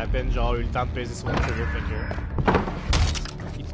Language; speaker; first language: French; native; French